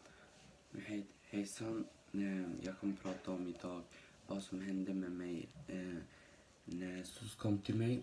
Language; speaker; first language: Swedish; early bilingual, other home language; Somali